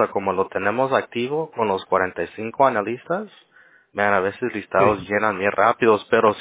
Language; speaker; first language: Spanish; early bilingual, heritage; Spanish